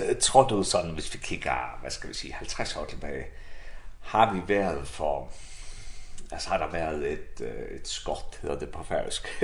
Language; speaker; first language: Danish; non-native, local second language; Faroese